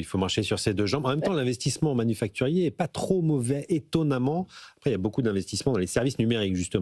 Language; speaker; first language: French; native; French